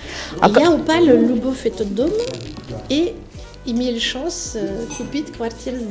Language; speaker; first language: Russian; non-native, learner; French